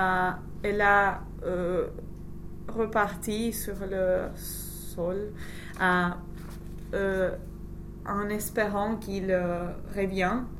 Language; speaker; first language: French; non-native, learner; English